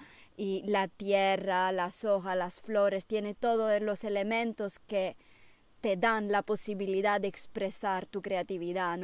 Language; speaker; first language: Spanish; non-native, fluent; Italian